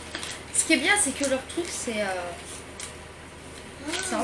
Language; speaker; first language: French; native; French